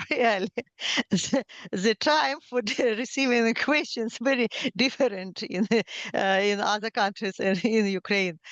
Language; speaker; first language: English; non-native, learner; Ukrainian